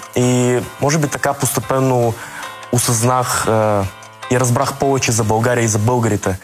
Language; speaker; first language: Bulgarian; early bilingual, other home language; Russian